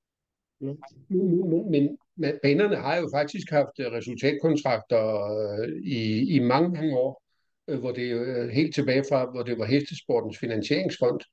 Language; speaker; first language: Danish; native; Danish